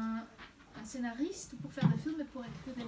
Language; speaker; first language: French; non-native, local second language; Dutch